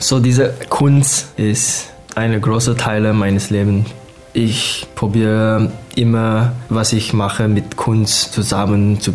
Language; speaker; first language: German; non-native, learner; Malay